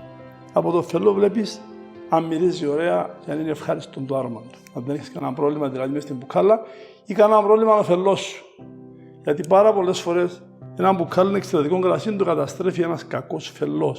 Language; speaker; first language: Greek; native; Greek